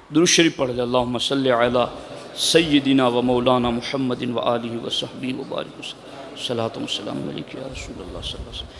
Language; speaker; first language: Urdu; non-native, local second language; Gujarati